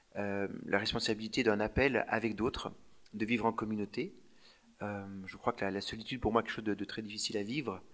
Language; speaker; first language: French; native; French